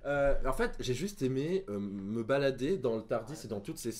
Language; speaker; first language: French; native; French